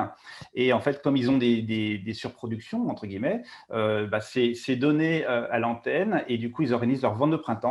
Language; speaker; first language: French; native; French